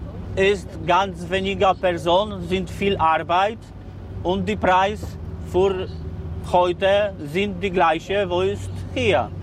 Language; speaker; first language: German; non-native, learner; Polish